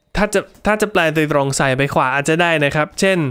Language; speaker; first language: Thai; non-native, fluent; English